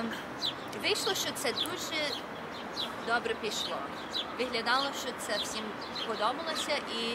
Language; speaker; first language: Ukrainian; early bilingual, heritage; Ukrainian